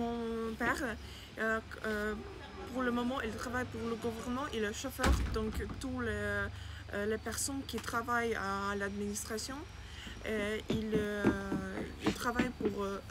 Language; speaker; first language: French; non-native, learner; Ukrainian